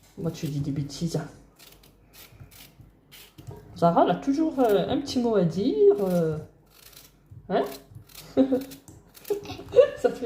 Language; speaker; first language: French; native; French